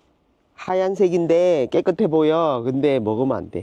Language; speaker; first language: Korean; native; Korean